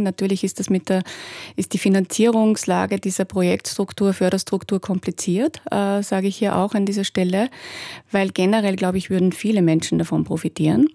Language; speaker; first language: German; native; German